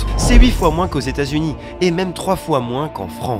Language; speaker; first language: French; native; French